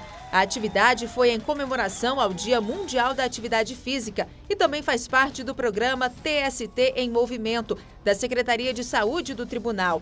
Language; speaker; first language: Portuguese; native; Portuguese